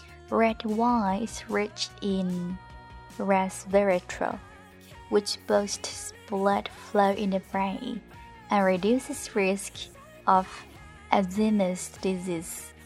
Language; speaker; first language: English; non-native, fluent; Chinese